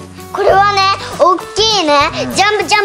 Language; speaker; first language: Japanese; early bilingual, heritage; Japanese